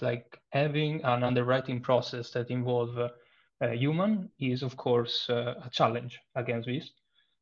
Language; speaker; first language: English; non-native, fluent; Italian